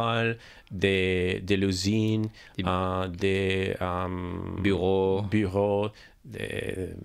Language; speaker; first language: French; non-native, learner; English